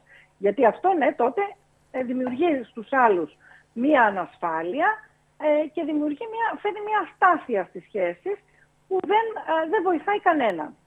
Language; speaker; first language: Greek; native; Greek